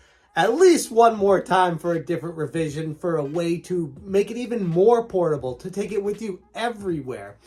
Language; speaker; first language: English; native; English